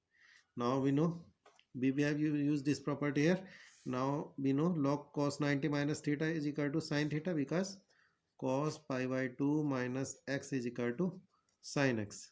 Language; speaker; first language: English; non-native, local second language; Hindi